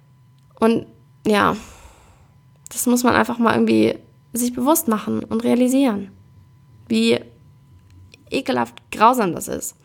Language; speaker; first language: German; native; German